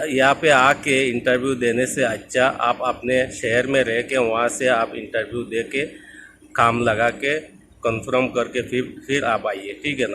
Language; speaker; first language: Hindi; non-native, local second language; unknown